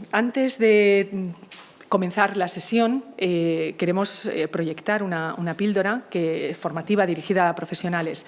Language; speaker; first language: Spanish; native; Spanish